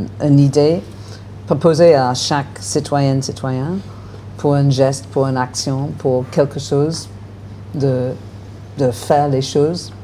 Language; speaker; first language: French; non-native, learner; English